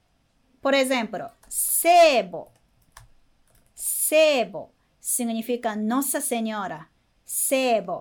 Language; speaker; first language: Portuguese; non-native, fluent; Japanese